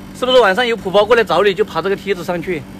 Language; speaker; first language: Chinese; native; Chinese